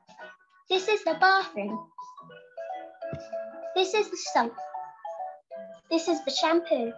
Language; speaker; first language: English; non-native, learner; Spanish